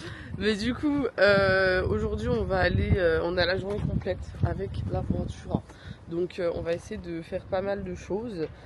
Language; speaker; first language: French; native; French